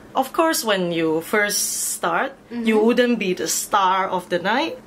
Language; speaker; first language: English; non-native, local second language; Chinese